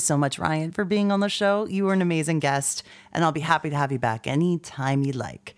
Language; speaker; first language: English; native; English